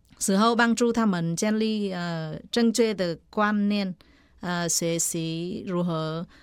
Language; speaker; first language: Chinese; non-native, fluent; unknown